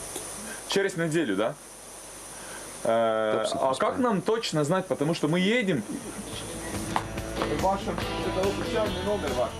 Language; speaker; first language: Russian; non-native, local second language; Estonian